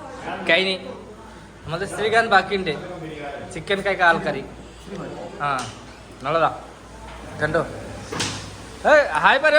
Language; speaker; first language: Malayalam; non-native, learner; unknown